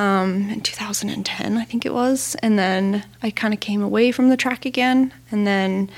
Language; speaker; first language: English; native; English